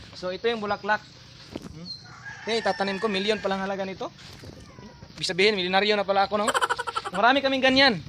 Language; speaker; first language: Filipino; non-native, local second language; Cebuano